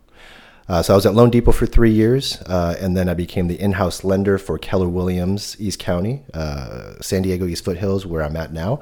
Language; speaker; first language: English; native; English